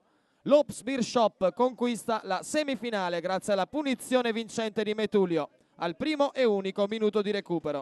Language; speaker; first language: Italian; native; Italian